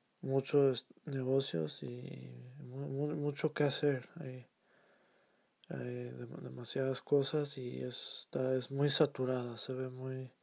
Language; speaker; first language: Spanish; early bilingual, heritage; Spanish